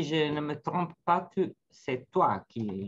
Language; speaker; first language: French; non-native, fluent; Italian